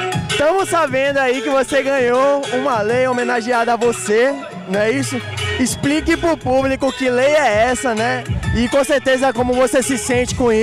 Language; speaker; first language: Portuguese; native; Portuguese